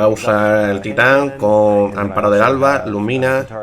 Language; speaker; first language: Spanish; native; Spanish